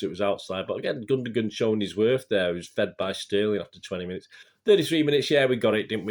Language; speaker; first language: English; native; English